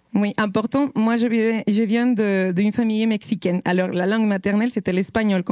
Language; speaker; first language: French; non-native, fluent; Spanish